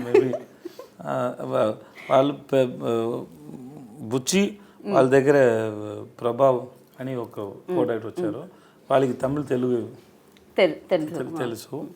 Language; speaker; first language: Telugu; non-native, learner; Tamil